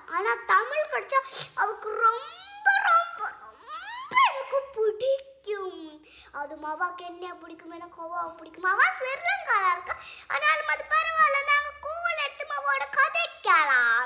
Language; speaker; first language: Tamil; early bilingual, heritage; Tamil